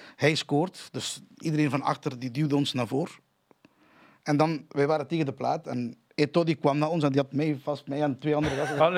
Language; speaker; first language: Dutch; non-native, fluent; Catalan